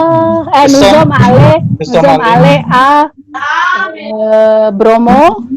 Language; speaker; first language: French; non-native, learner; Indonesian